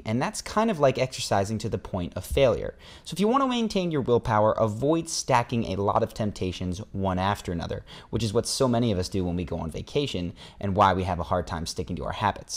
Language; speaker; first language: English; native; English